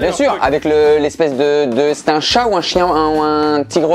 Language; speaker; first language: French; native; French